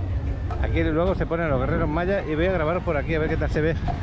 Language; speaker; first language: Spanish; native; Spanish